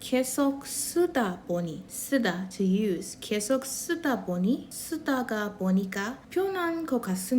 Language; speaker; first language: Korean; non-native, fluent; English